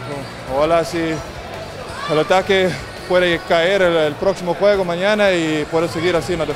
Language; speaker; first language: Spanish; non-native, fluent; English